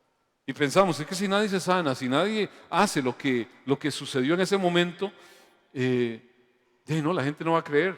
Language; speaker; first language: Spanish; native; Spanish